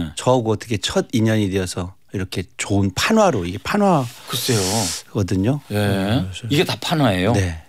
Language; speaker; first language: Korean; native; Korean